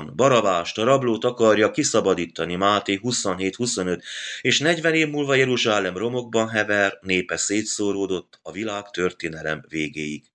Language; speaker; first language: Hungarian; native; Hungarian